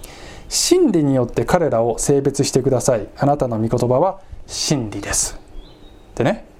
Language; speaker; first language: Japanese; native; Japanese